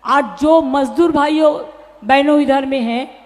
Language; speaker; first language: Hindi; non-native, local second language; Bangla